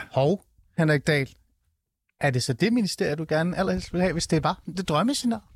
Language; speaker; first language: Danish; early bilingual, other home language; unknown